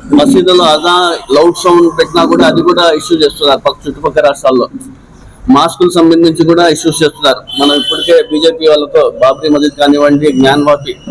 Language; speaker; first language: Telugu; non-native, local second language; Urdu